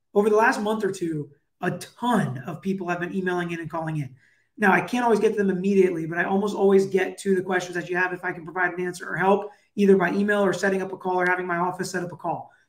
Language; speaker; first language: English; native; English